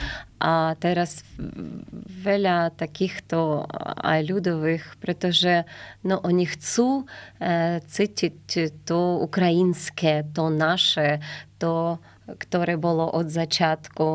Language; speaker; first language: Slovak; non-native, learner; Ukrainian